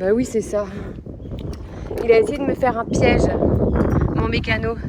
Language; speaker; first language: French; native; French